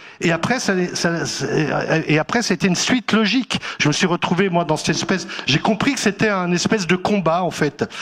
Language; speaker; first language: French; non-native, local second language; Arabic